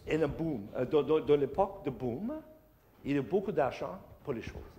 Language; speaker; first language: French; non-native, learner; English